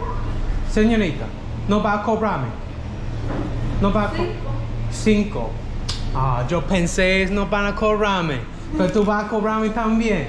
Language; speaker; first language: Spanish; non-native, learner; English